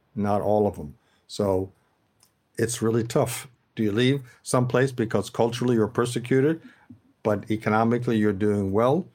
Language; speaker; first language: English; native; English